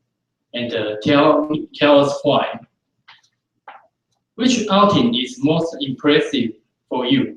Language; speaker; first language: English; non-native, fluent; Chinese